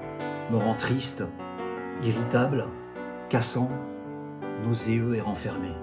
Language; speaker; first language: French; native; French